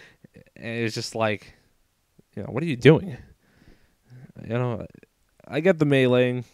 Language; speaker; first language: English; native; English